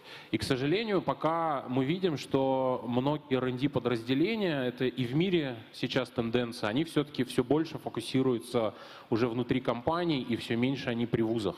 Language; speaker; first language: Russian; native; Russian